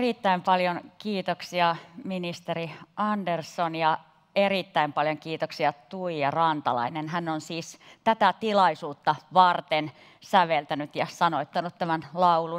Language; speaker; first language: Finnish; native; Finnish